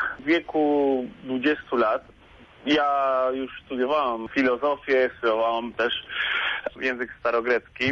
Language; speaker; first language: Polish; non-native, fluent; Spanish